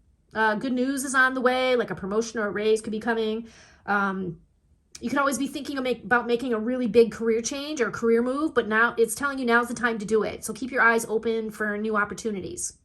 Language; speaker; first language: English; native; English